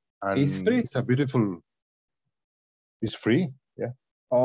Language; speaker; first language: English; non-native, learner; Spanish